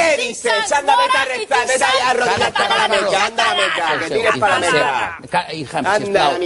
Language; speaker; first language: Spanish; native; Spanish